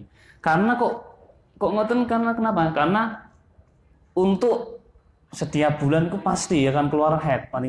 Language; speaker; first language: Indonesian; non-native, local second language; Javanese